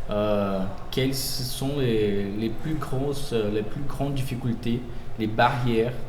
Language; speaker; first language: French; non-native, fluent; Portuguese